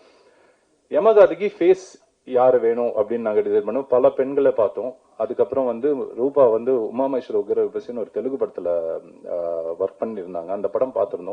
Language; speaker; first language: Tamil; native; Tamil